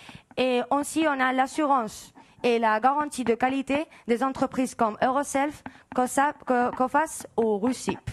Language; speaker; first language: French; non-native, fluent; Spanish